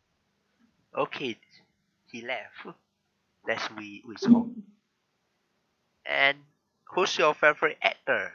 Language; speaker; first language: English; non-native, learner; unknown